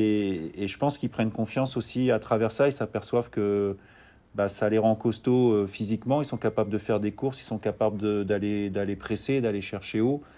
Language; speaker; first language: French; native; French